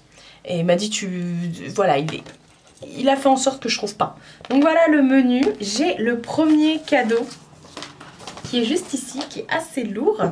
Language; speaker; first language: French; native; French